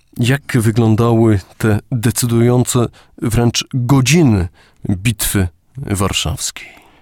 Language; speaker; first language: Polish; native; Polish